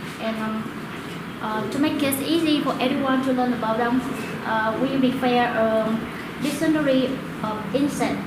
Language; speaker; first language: English; non-native, learner; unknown